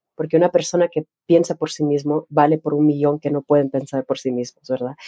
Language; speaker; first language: Spanish; native; Spanish